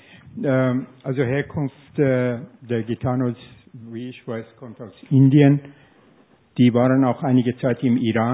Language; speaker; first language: German; non-native, fluent; Persian